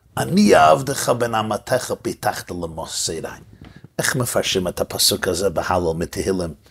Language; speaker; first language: Hebrew; non-native, fluent; English